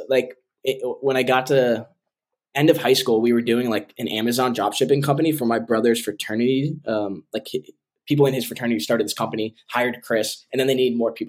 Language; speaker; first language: English; native; English